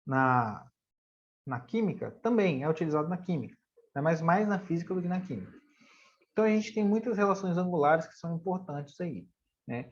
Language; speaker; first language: Portuguese; native; Portuguese